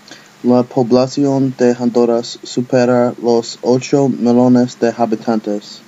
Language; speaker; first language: Spanish; non-native, learner; English